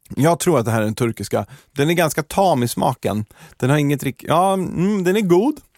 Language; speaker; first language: Swedish; native; Swedish